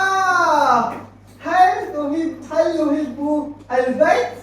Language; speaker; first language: Arabic; non-native, learner; Malay